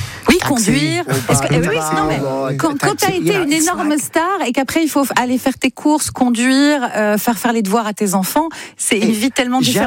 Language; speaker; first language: French; native; French